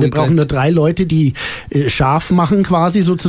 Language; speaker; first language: German; native; German